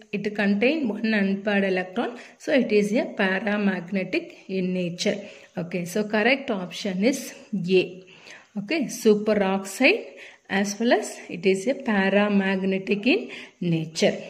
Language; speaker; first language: English; non-native, local second language; Tamil